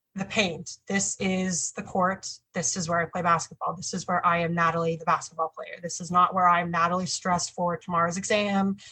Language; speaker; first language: English; native; English